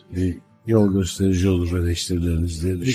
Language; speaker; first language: Turkish; native; Turkish